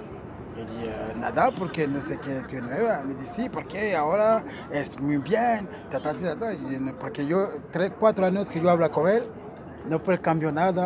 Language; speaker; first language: Spanish; non-native, learner; Portuguese